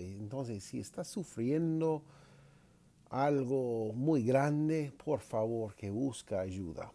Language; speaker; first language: Spanish; non-native, fluent; English